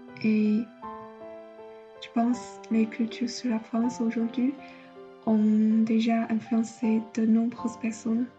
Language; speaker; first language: French; non-native, learner; Chinese